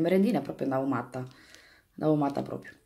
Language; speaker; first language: Italian; native; Italian